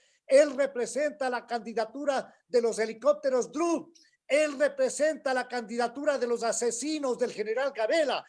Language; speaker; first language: Spanish; native; Spanish